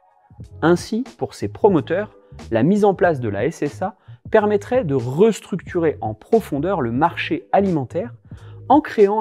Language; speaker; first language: French; native; French